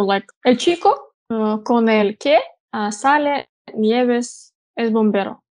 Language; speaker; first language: Spanish; non-native, learner; Russian